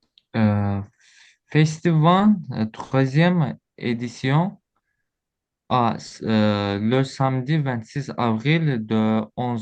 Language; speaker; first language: French; non-native, learner; Azerbaijani